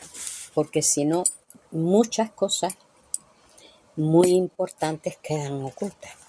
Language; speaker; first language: Spanish; native; Spanish